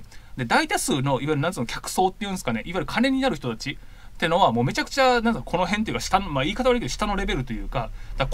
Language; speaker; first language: Japanese; native; Japanese